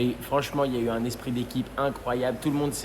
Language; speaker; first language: French; native; French